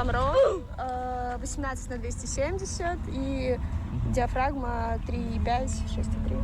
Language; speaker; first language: Russian; native; Russian